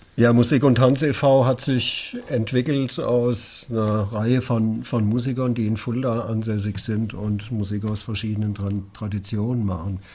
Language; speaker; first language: German; native; German